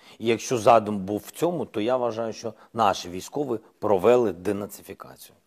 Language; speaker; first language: Ukrainian; non-native, local second language; Russian